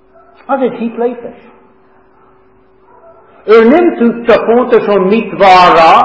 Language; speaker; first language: Hungarian; non-native, fluent; English